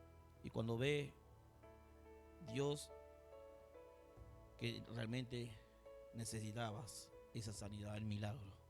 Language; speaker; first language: Spanish; native; Spanish